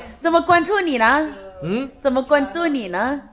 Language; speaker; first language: Chinese; non-native, fluent; Thai